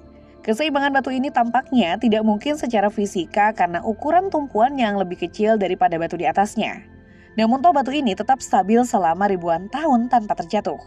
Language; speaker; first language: Indonesian; native; Indonesian